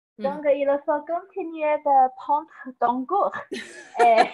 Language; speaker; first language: French; non-native, learner; Chinese